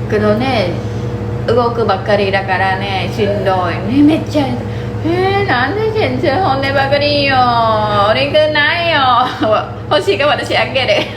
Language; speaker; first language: Japanese; non-native, learner; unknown